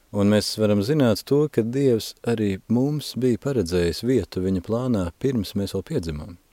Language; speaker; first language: Latvian; native; Latvian